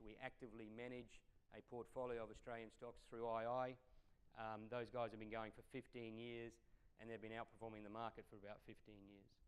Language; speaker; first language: English; native; English